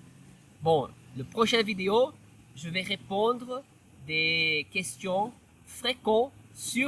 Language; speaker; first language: French; non-native, fluent; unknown